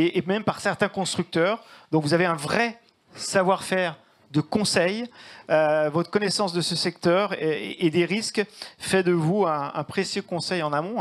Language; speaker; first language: French; native; French